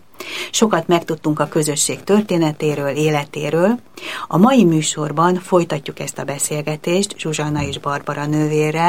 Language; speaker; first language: Hungarian; native; Hungarian